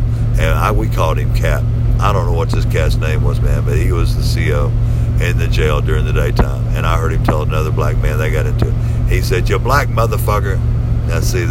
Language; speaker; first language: English; native; English